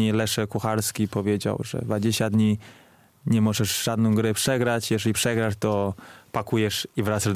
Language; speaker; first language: Polish; non-native, fluent; Chinese